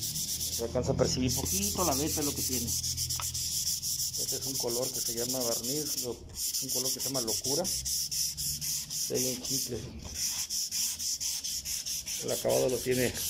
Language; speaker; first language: Spanish; native; Spanish